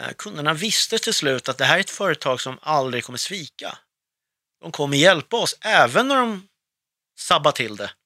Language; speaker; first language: Swedish; early bilingual, other home language; Arabic